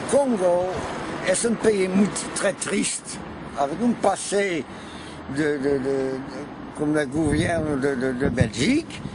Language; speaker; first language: French; non-native, fluent; Dutch